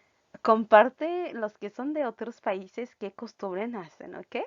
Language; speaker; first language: Spanish; non-native, fluent; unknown